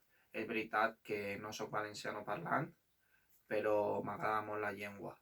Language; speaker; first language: Catalan; non-native, local second language; Spanish